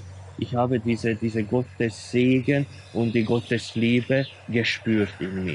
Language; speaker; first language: German; non-native, fluent; Hungarian